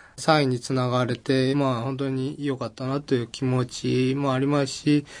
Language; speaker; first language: Japanese; native; Japanese